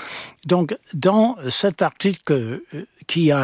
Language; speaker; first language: French; non-native, fluent; English